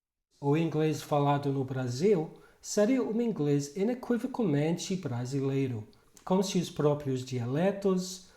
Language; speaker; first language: Portuguese; non-native, fluent; English